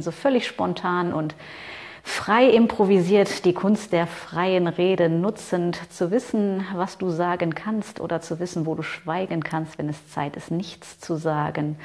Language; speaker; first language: German; native; German